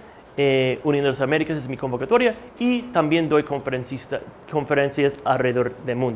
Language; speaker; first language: Spanish; non-native, fluent; English